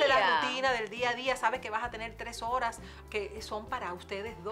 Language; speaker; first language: Spanish; native; Spanish